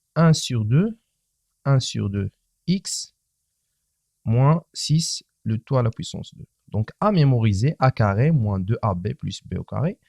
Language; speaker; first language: French; non-native, local second language; Arabic